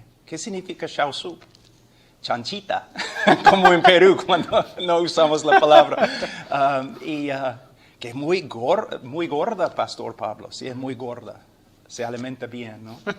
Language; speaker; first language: Spanish; non-native, fluent; English